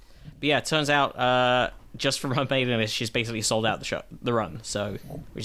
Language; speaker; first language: English; native; English